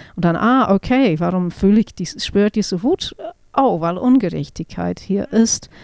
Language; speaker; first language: German; non-native, fluent; English